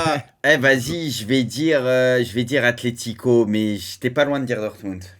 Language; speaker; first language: French; native; French